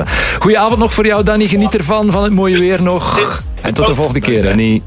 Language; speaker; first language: Dutch; native; Dutch